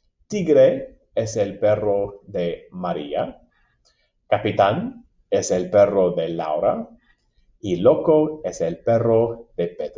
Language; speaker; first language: Spanish; non-native, fluent; English